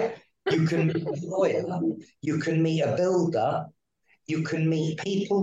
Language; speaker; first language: English; native; English